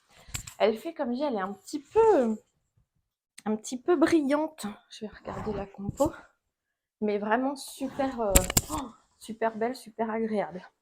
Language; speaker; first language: French; native; French